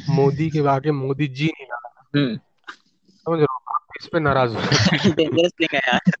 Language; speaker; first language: Hindi; native; Hindi